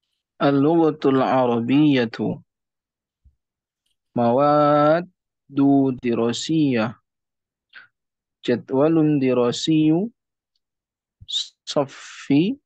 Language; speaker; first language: Arabic; non-native, learner; Indonesian